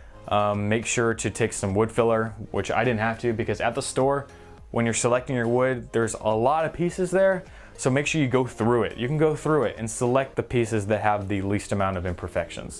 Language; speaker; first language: English; native; English